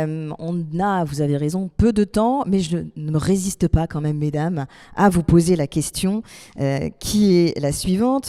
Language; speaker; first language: French; native; French